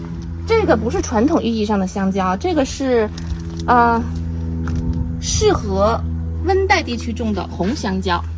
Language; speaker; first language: Chinese; native; Chinese